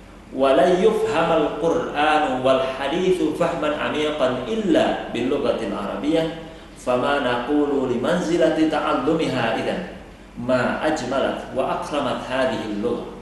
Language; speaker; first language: Arabic; non-native, fluent; Indonesian